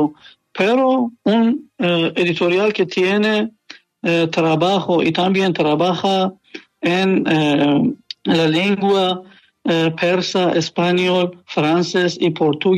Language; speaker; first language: Spanish; non-native, learner; Persian